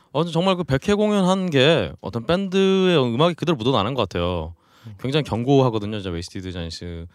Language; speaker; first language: Korean; native; Korean